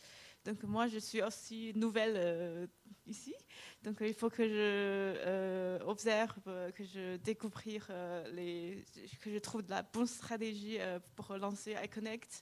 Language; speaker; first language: French; non-native, fluent; Chinese